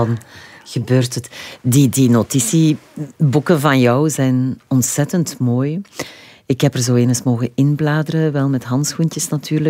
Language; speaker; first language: Dutch; native; Dutch